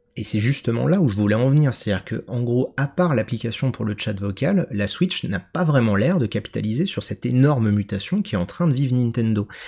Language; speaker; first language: French; native; French